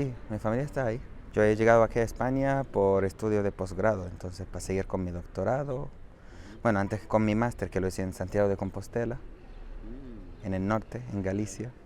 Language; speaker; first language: Spanish; non-native, fluent; Arabic